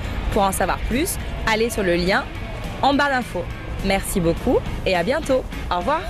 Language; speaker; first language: French; native; French